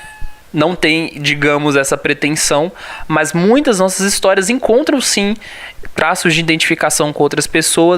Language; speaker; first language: Portuguese; native; Portuguese